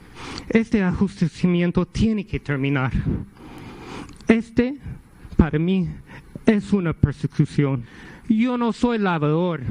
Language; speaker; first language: Spanish; non-native, fluent; English